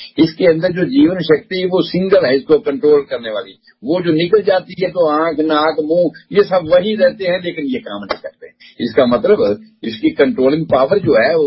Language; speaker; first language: Hindi; non-native, local second language; Punjabi